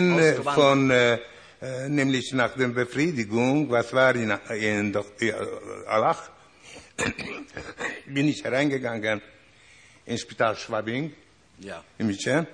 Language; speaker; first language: German; non-native, learner; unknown